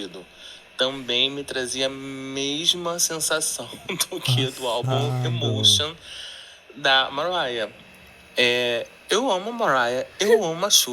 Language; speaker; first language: Portuguese; native; Portuguese